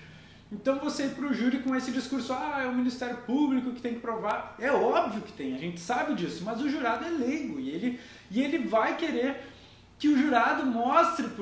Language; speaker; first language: Portuguese; native; Portuguese